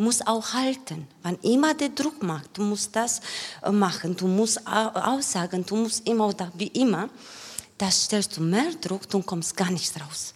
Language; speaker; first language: German; non-native, learner; Romanian